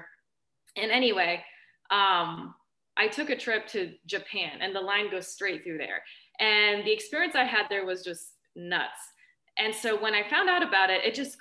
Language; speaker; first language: English; early bilingual, other home language; Romanian